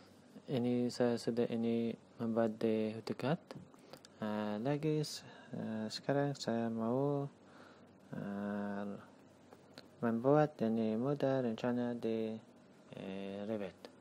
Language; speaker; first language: Indonesian; non-native, learner; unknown